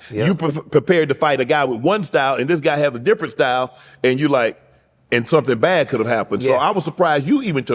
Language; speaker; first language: English; native; English